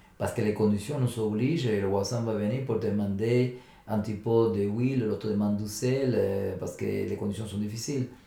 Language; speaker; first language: French; non-native, fluent; Spanish